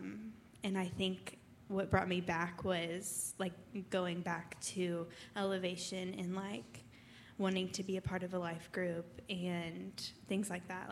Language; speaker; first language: English; native; English